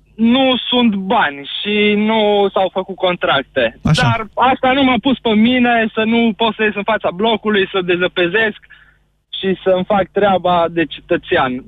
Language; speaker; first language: Romanian; native; Romanian